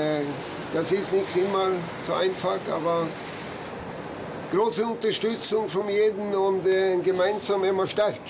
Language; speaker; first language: German; non-native, fluent; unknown